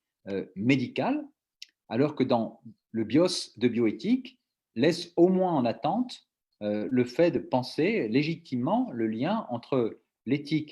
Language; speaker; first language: French; native; French